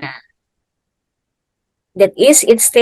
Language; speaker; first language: English; non-native, fluent; Indonesian